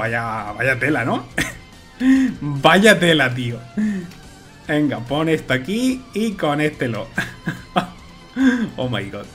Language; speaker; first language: Spanish; native; Spanish